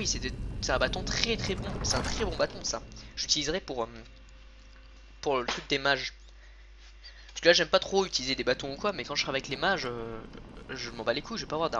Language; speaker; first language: French; native; French